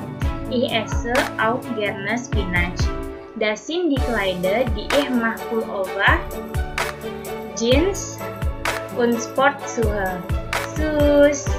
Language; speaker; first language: German; non-native, learner; Indonesian